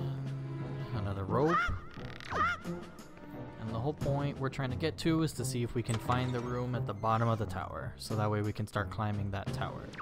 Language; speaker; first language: English; native; English